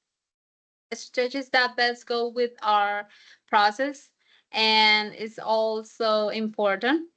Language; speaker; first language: English; non-native, fluent; Spanish